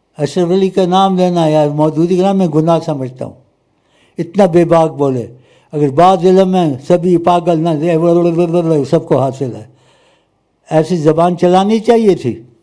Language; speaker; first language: Urdu; non-native, local second language; Pashto